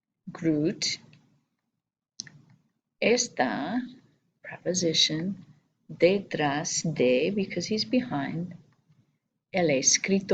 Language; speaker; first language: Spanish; non-native, fluent; English